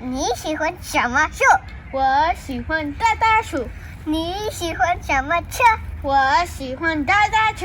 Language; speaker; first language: Chinese; non-native, learner; English